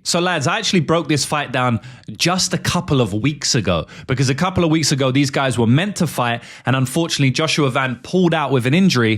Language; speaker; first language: English; native; English